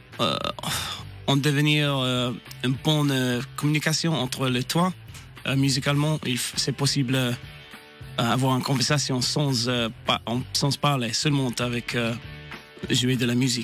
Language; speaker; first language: French; non-native, learner; English